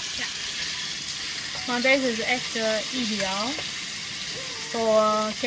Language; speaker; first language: Dutch; non-native, learner; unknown